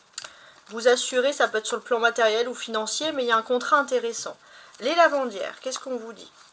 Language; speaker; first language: French; native; French